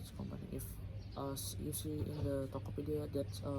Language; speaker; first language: English; non-native, learner; Indonesian